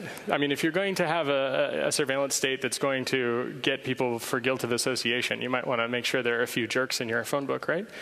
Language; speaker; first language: English; native; English